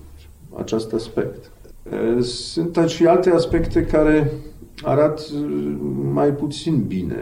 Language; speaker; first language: Romanian; non-native, fluent; Polish